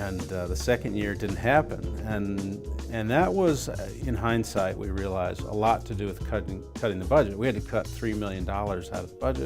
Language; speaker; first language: English; native; English